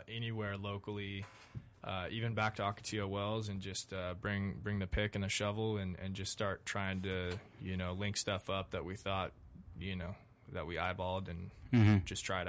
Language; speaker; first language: English; native; English